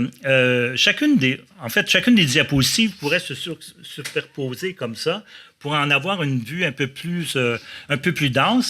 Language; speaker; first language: French; native; French